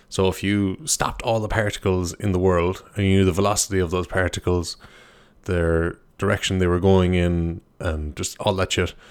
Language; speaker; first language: English; native; English